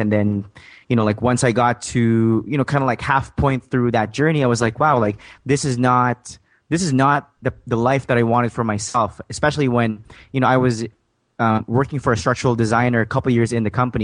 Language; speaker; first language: English; non-native, fluent; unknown